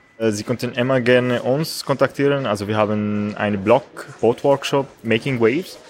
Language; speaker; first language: German; non-native, learner; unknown